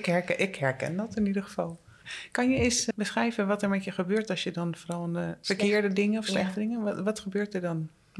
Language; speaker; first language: Dutch; native; Dutch